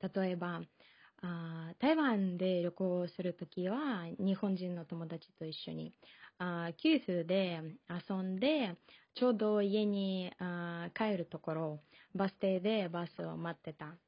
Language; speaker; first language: Japanese; non-native, fluent; Russian